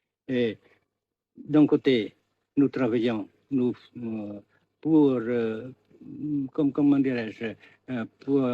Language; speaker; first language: French; non-native, fluent; Vietnamese